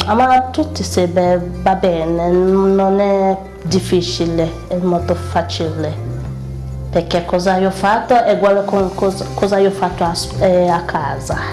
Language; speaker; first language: Italian; non-native, learner; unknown